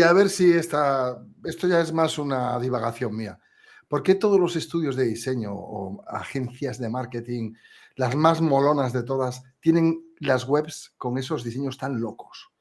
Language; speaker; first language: Spanish; native; Spanish